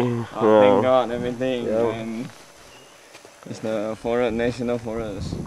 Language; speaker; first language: English; non-native, fluent; Chinese